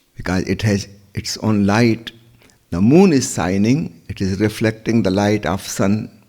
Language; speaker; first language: English; non-native, local second language; Hindi